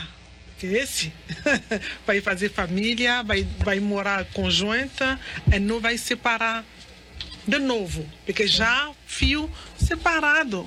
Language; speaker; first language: Portuguese; non-native, learner; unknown